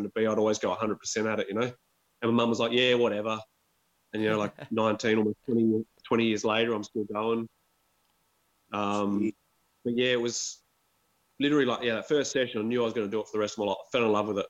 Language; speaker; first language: English; native; English